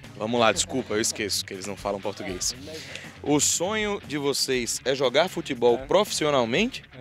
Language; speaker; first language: Portuguese; native; Portuguese